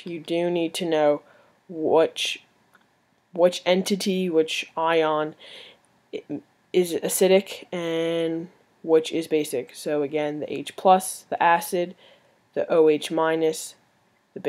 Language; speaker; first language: English; native; English